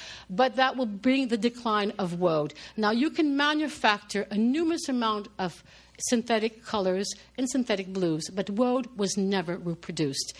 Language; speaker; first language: English; non-native, fluent; French